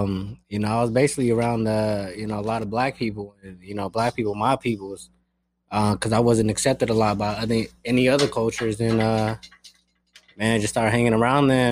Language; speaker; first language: English; early bilingual, other home language; Spanish